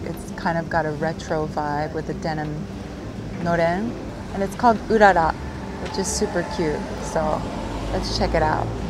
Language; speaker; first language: English; early bilingual, other home language; Japanese